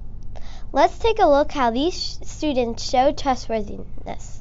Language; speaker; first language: English; native; English